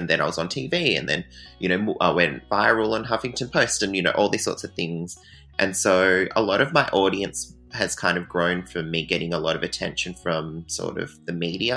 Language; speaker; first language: English; native; English